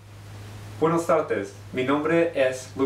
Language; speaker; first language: Spanish; non-native, learner; English